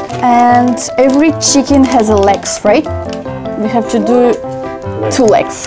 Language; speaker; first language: English; non-native, fluent; Russian